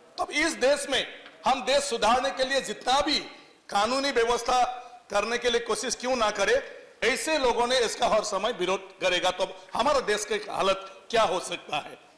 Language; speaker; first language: Hindi; non-native, local second language; Bodo